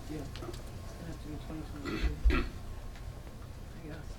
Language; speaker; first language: English; native; English